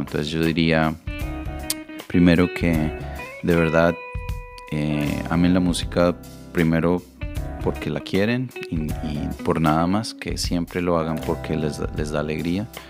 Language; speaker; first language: Spanish; native; Spanish